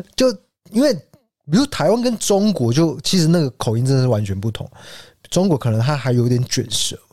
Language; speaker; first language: Chinese; native; Chinese